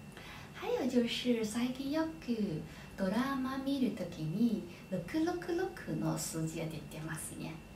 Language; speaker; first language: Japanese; non-native, fluent; Chinese